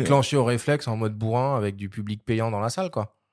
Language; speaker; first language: French; native; French